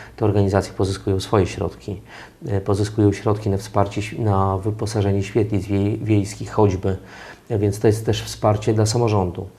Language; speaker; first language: Polish; native; Polish